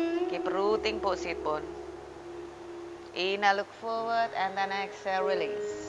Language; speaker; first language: English; non-native, fluent; Indonesian